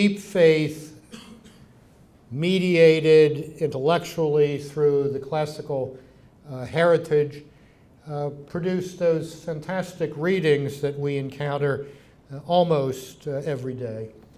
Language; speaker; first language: English; native; English